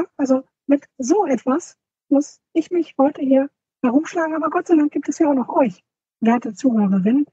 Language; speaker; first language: German; native; German